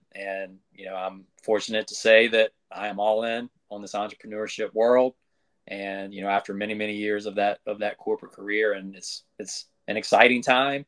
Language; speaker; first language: English; native; English